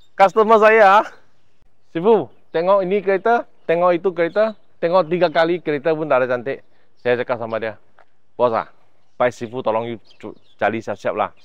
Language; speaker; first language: Malay; non-native, local second language; Chinese